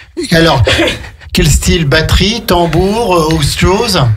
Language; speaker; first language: French; native; French